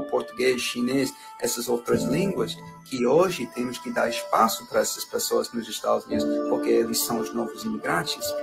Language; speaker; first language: Portuguese; non-native, fluent; English